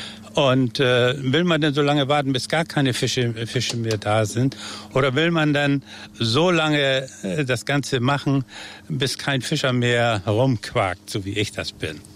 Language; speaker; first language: German; native; German